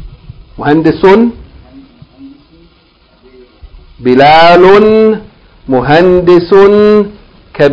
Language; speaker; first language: Arabic; non-native, fluent; English